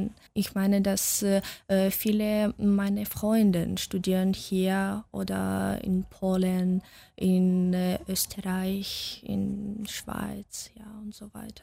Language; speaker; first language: German; non-native, fluent; Russian